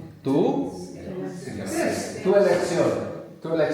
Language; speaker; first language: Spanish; non-native, fluent; English